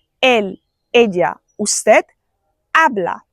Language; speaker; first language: Spanish; non-native, fluent; Polish